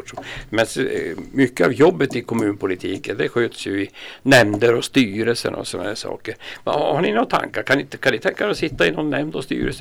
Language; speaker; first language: Swedish; native; Swedish